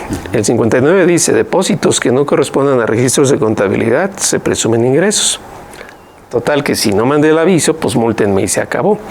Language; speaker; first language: Spanish; native; Spanish